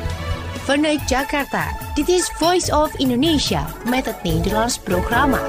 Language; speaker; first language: Dutch; non-native, fluent; Indonesian